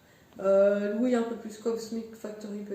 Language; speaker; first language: French; native; French